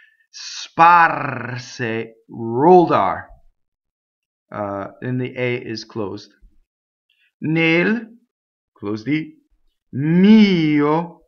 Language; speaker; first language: English; native; English